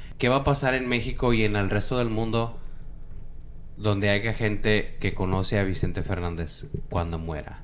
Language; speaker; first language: Spanish; early bilingual, heritage; Spanish